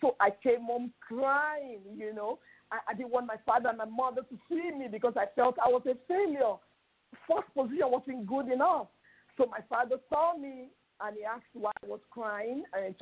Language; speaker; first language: English; non-native, local second language; Yoruba